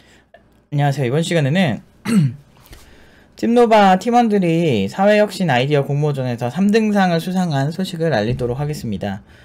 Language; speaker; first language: Korean; native; Korean